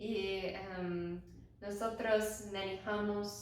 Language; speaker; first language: Spanish; non-native, learner; English